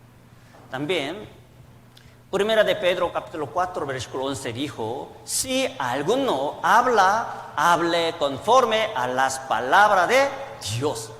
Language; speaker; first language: Spanish; non-native, learner; Korean